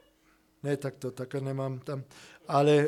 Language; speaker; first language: Czech; non-native, fluent; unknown